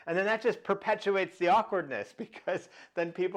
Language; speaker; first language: English; native; English